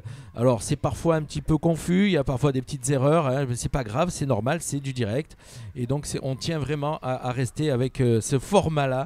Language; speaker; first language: French; native; French